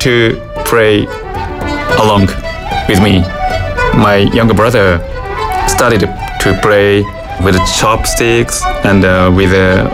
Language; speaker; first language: English; non-native, fluent; Japanese